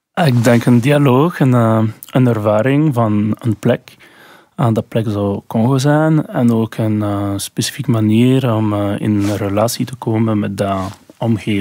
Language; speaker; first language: Dutch; non-native, local second language; French